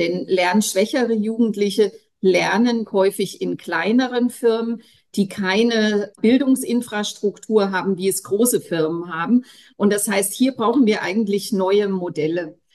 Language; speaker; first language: German; native; German